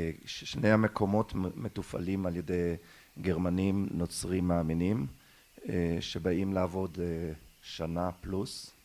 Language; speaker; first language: Hebrew; non-native, local second language; German